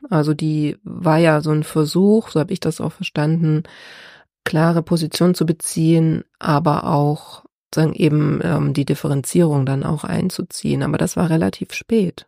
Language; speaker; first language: German; native; German